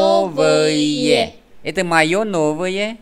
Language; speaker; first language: Russian; non-native, fluent; Vietnamese